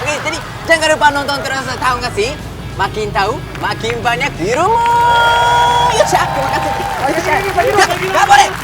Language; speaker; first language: Indonesian; non-native, learner; Japanese